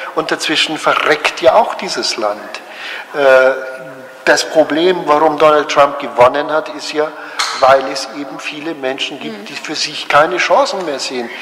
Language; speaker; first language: German; native; German